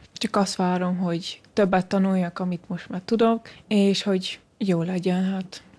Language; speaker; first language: Hungarian; early bilingual, heritage; Hungarian